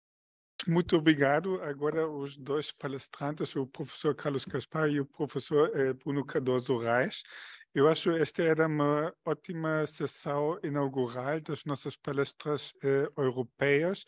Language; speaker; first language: Portuguese; non-native, fluent; German